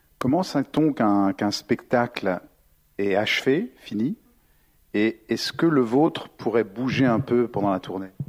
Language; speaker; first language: French; native; French